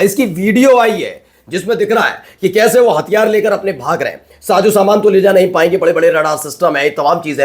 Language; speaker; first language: Hindi; native; Hindi